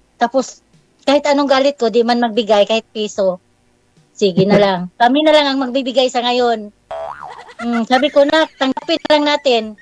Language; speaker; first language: Filipino; non-native, local second language; Cebuano